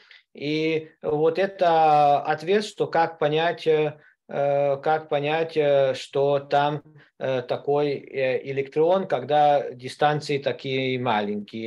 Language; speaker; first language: Russian; non-native, learner; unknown